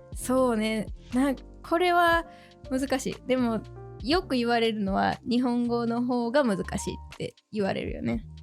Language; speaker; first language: Japanese; native; Japanese